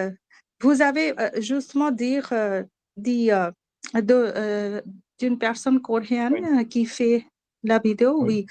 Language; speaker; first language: French; non-native, learner; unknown